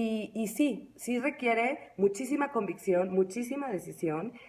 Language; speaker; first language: Spanish; native; Spanish